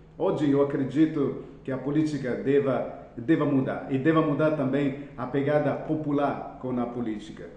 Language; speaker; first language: Portuguese; non-native, fluent; Italian